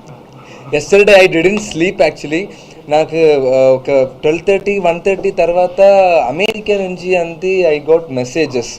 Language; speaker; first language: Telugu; non-native, learner; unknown